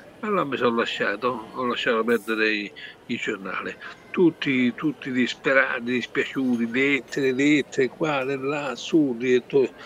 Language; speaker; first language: Italian; native; Italian